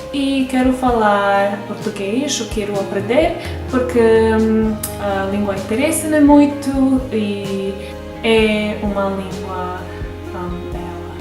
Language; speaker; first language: Portuguese; non-native, learner; Serbian